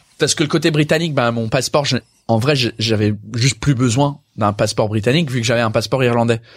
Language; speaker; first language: French; non-native, fluent; English